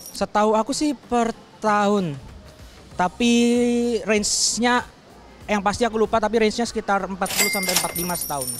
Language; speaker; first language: Indonesian; native; Indonesian